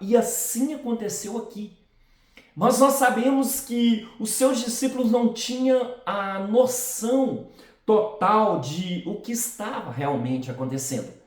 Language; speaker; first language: Portuguese; native; Portuguese